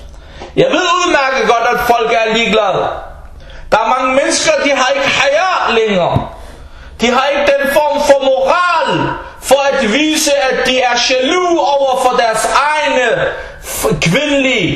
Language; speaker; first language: Danish; early bilingual, other home language; Arabic